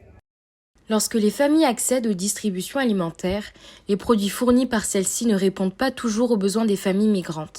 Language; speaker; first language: French; native; French